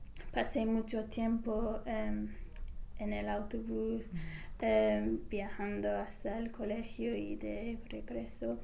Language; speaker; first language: Spanish; non-native, fluent; English